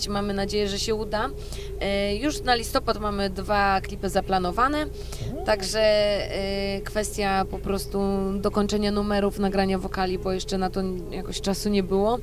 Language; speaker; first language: Polish; native; Polish